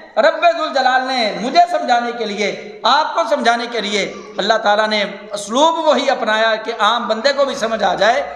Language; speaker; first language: Urdu; non-native, local second language; Punjabi